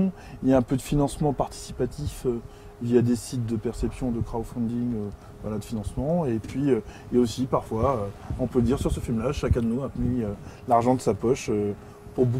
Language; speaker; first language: French; native; French